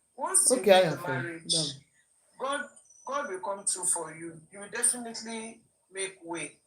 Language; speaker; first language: English; non-native, local second language; Yoruba